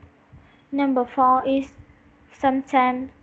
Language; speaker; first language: English; non-native, learner; Vietnamese